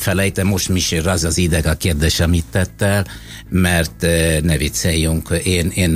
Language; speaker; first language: Hungarian; non-native, fluent; Italian